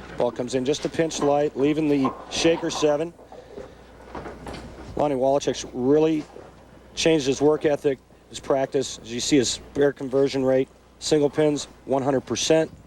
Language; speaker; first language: English; native; English